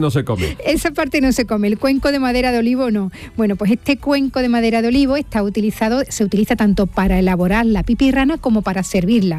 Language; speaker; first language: Spanish; native; Spanish